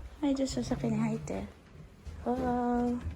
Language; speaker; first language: Japanese; non-native, fluent; Cebuano